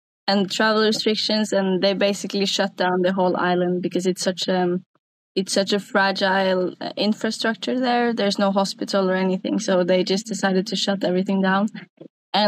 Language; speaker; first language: English; non-native, fluent; Norwegian